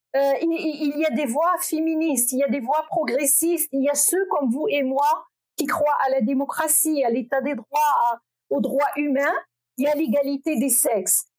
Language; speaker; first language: French; non-native, local second language; Arabic